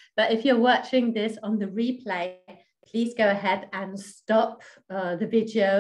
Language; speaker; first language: English; non-native, fluent; Danish